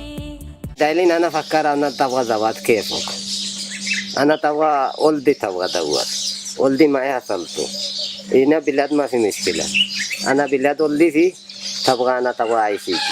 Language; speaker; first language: Arabic; non-native, learner; Bangla